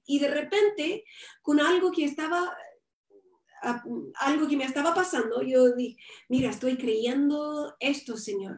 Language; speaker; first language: Spanish; non-native, fluent; English